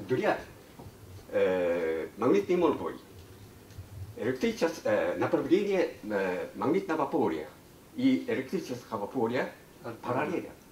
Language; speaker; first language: Russian; non-native, learner; Japanese